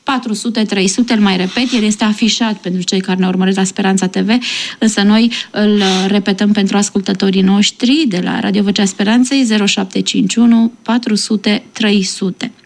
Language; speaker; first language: Romanian; native; Romanian